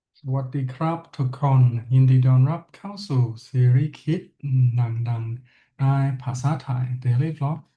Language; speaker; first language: Thai; non-native, learner; English